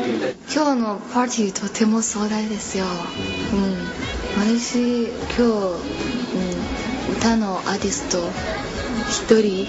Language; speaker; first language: Japanese; non-native, learner; Chinese